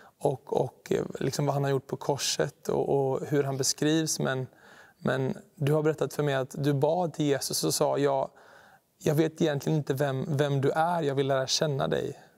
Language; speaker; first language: Swedish; native; Swedish